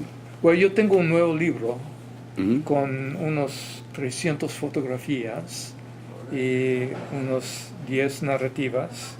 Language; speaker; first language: Spanish; non-native, fluent; English